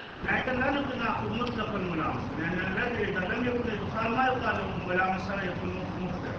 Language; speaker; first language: Arabic; native; Arabic